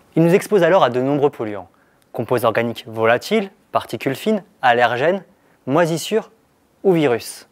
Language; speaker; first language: French; native; French